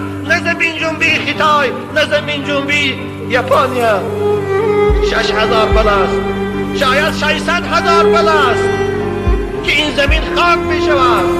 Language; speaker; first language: Persian; native; Persian